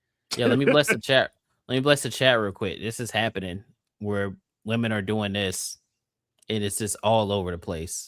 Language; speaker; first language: English; native; English